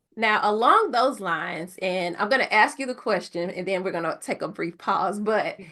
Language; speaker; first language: English; native; English